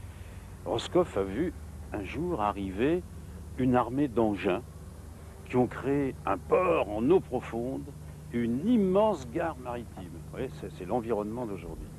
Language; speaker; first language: French; native; French